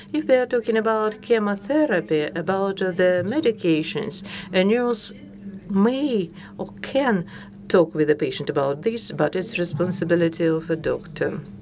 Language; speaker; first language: English; non-native, fluent; Russian